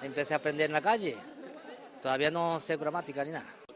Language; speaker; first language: Spanish; non-native, fluent; Japanese